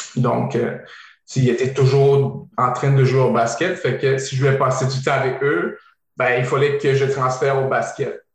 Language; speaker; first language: French; early bilingual, other home language; Bosnian